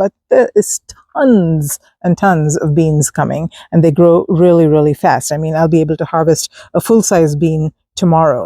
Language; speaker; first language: English; native; English